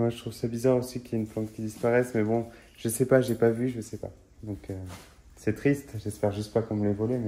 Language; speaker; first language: French; native; French